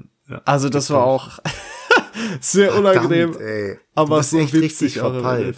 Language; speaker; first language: German; native; German